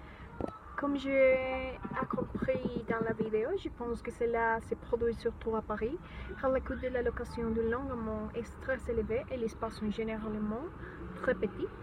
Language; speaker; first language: French; non-native, learner; Spanish